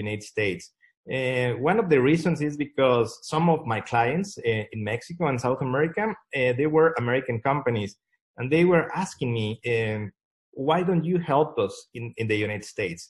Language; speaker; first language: English; non-native, fluent; Spanish